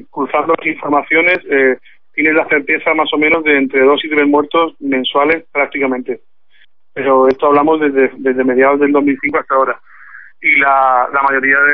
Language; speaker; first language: Spanish; native; Spanish